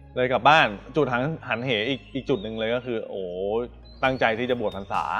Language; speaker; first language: Thai; native; Thai